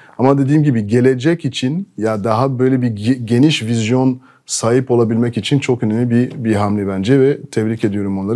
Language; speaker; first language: Turkish; non-native, fluent; French